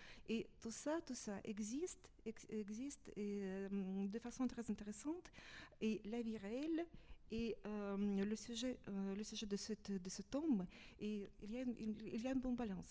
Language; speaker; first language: French; non-native, fluent; Russian